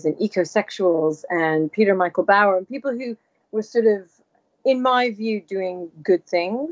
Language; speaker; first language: English; native; English